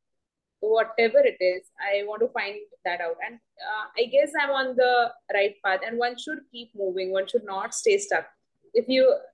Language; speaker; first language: English; non-native, local second language; Marathi